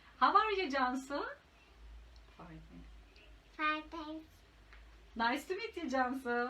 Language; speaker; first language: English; non-native, learner; Turkish